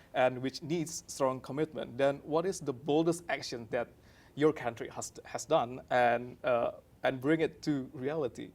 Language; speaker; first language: English; non-native, fluent; Indonesian